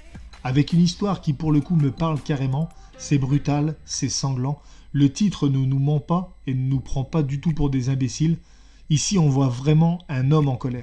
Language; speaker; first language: French; native; French